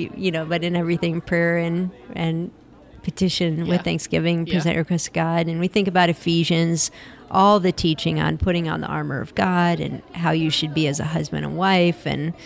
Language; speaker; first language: English; native; English